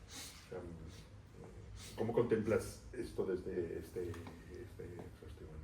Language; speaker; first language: Spanish; native; Spanish